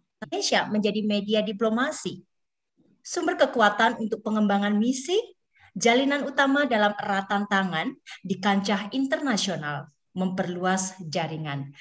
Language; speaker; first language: Indonesian; native; Indonesian